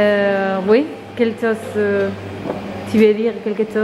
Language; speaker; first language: French; non-native, learner; Spanish